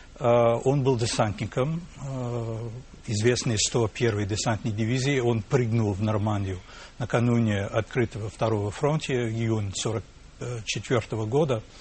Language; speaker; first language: Russian; non-native, fluent; English